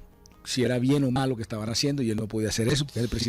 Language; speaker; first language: Spanish; native; Spanish